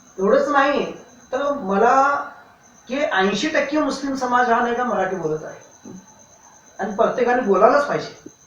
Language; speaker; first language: Marathi; non-native, local second language; Urdu